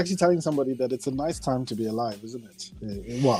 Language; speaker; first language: English; non-native, local second language; Shona